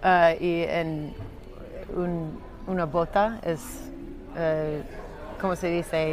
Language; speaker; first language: Spanish; non-native, learner; English